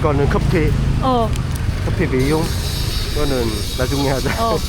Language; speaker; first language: Korean; non-native, fluent; Vietnamese